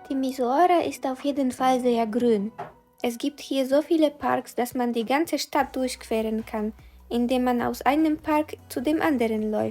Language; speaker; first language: German; non-native, fluent; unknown